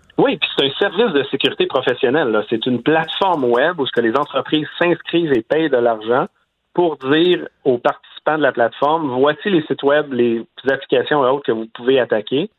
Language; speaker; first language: French; native; French